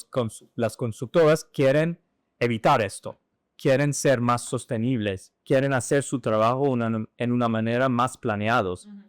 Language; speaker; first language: Spanish; non-native, fluent; English